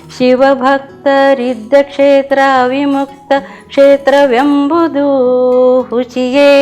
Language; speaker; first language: Kannada; native; Kannada